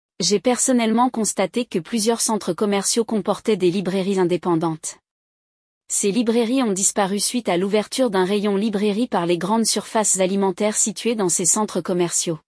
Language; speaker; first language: French; native; French